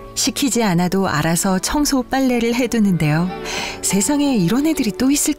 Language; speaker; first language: Korean; native; Korean